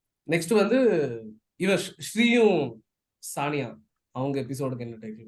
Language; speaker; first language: Tamil; native; Tamil